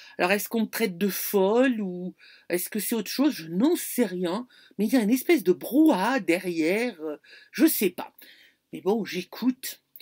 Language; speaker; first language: French; native; French